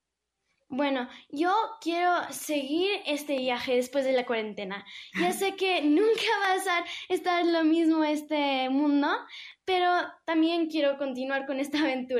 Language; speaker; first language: Spanish; early bilingual, heritage; English